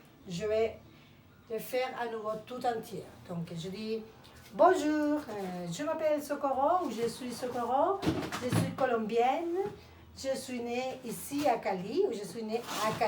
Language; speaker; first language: French; non-native, fluent; Spanish